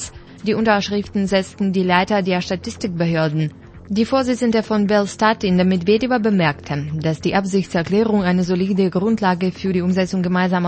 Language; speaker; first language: German; non-native, fluent; Russian